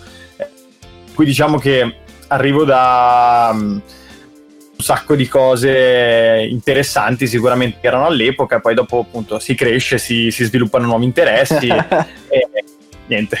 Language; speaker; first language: Italian; native; Italian